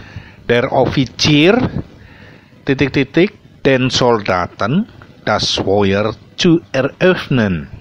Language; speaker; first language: German; non-native, fluent; Indonesian